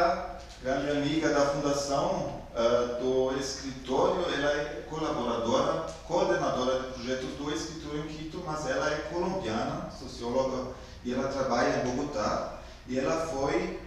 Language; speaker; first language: Portuguese; non-native, fluent; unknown